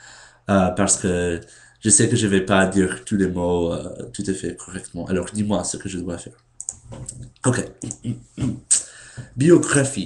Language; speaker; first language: French; non-native, learner; English